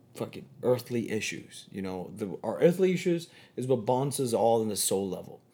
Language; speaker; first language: English; non-native, fluent; Spanish